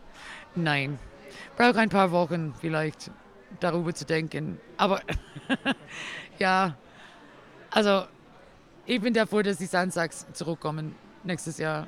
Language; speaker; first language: German; non-native, learner; English